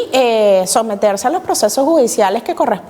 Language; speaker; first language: Spanish; native; Spanish